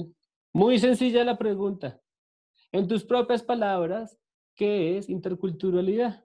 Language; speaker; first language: Spanish; native; Spanish